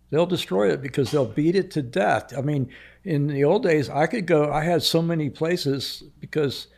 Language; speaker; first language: English; native; English